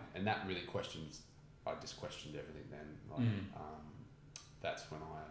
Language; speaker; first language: English; native; English